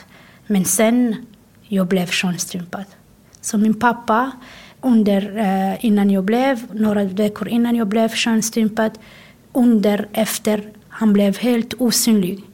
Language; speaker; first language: Swedish; non-native, fluent; Somali